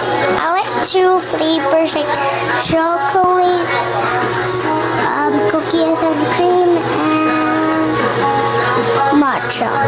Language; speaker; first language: English; non-native, local second language; Filipino